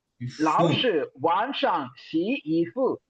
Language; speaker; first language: Chinese; non-native, fluent; Tamil